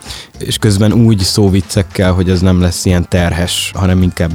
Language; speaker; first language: Hungarian; native; Hungarian